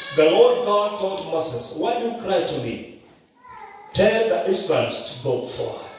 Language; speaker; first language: English; non-native, local second language; Swahili